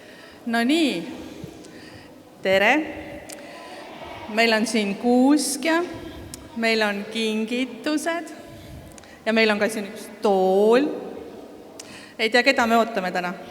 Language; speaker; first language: Estonian; native; Estonian